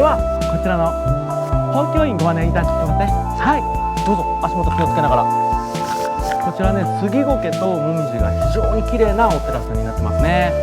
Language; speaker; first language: Japanese; native; Japanese